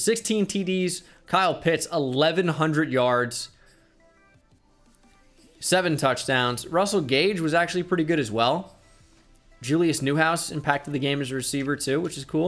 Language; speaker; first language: English; native; English